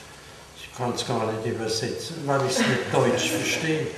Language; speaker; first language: German; non-native, learner; French